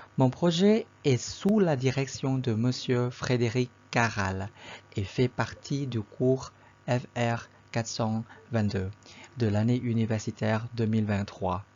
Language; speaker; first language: French; non-native, fluent; Thai